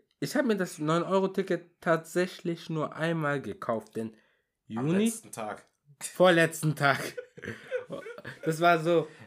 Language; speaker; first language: German; early bilingual, other home language; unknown